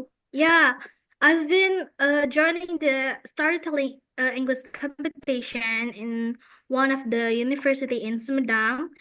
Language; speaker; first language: English; non-native, fluent; Indonesian